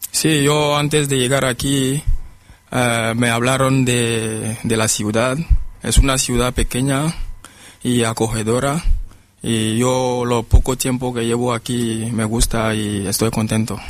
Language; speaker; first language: Spanish; non-native, fluent; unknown